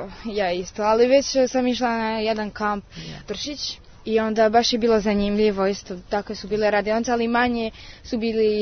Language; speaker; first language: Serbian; early bilingual, heritage; Serbian